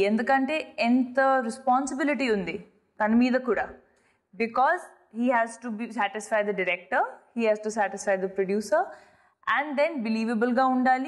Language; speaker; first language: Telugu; non-native, fluent; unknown